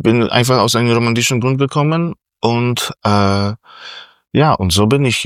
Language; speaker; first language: German; non-native, fluent; Polish